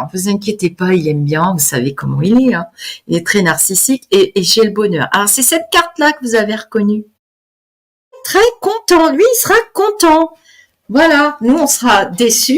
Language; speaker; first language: French; native; French